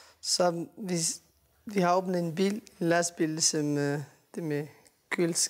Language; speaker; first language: Danish; non-native, learner; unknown